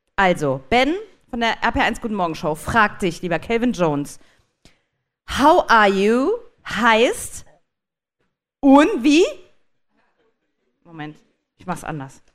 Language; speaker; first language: German; native; German